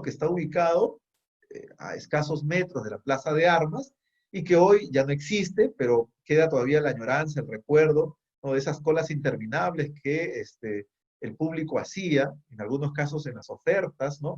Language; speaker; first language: Spanish; native; Spanish